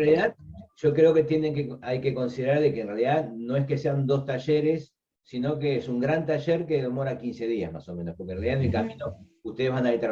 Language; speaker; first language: Spanish; native; Spanish